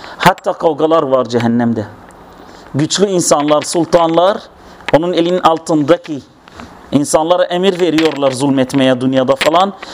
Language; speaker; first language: Turkish; non-native, fluent; Arabic